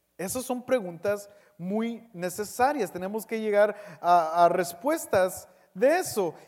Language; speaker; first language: Spanish; early bilingual, heritage; Spanish